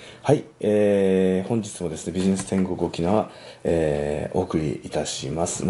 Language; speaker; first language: Japanese; native; Japanese